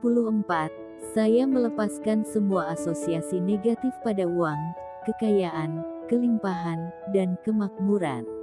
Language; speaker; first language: Indonesian; native; Indonesian